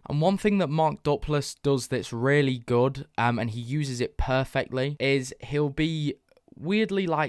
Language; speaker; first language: English; native; English